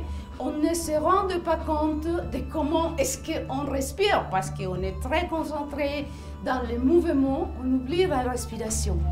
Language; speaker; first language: French; non-native, fluent; Spanish